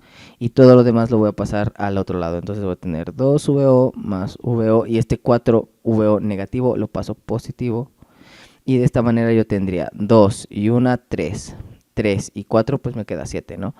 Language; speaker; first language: Spanish; native; Spanish